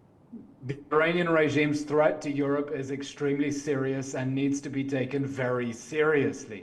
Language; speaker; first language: English; native; English